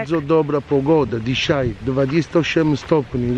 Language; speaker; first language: Polish; non-native, learner; Italian